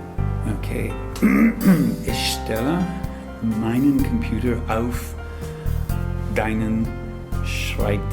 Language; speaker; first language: German; non-native, learner; English